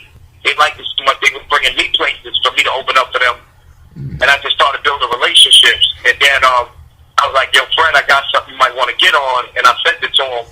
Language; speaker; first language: English; native; English